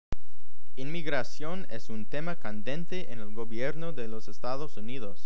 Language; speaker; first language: Spanish; non-native, learner; English